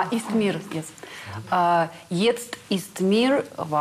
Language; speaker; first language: German; non-native, learner; Russian